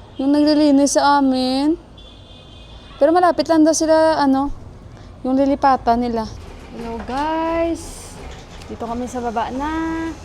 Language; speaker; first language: Filipino; native; Filipino